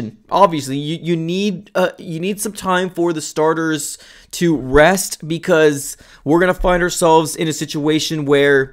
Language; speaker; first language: English; native; English